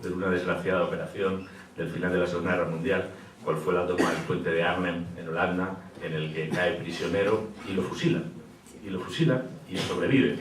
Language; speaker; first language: Spanish; native; Spanish